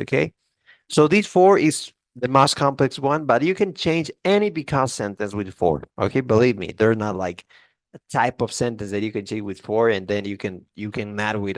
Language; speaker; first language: English; non-native, fluent; Spanish